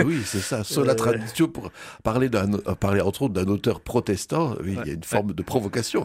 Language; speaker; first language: French; native; French